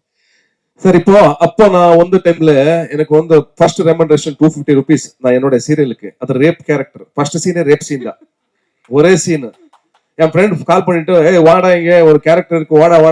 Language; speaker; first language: Tamil; non-native, learner; Kannada